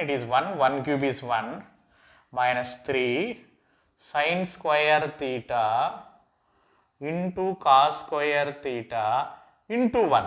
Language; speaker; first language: English; non-native, local second language; Telugu